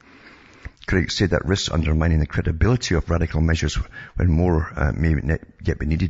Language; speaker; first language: English; native; English